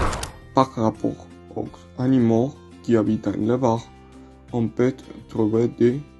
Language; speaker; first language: French; non-native, learner; Spanish